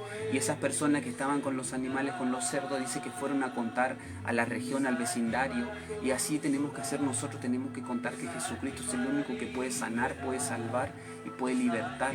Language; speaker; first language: Spanish; native; Spanish